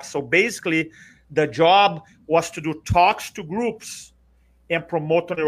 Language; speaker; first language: English; non-native, fluent; Portuguese